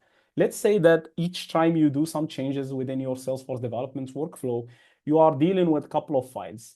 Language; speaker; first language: English; non-native, fluent; Arabic